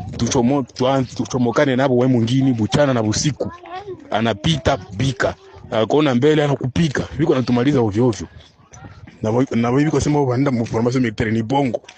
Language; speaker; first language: Swahili; native; Swahili